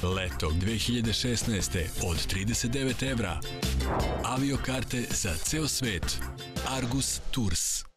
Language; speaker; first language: Serbian; native; Serbian